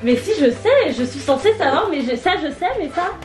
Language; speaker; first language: French; native; French